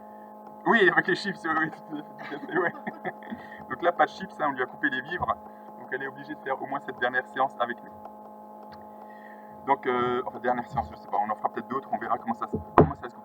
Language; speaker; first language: French; native; French